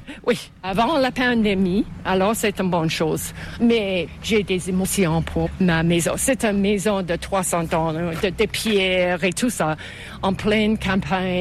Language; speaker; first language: French; non-native, fluent; English